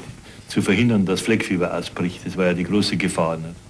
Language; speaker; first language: German; native; German